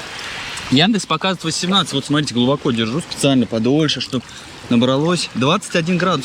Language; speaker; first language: Russian; native; Russian